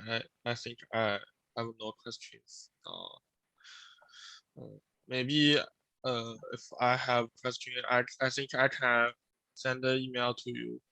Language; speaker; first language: English; non-native, learner; Chinese